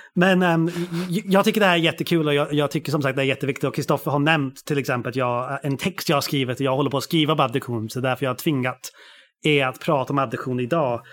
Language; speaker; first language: Swedish; non-native, fluent; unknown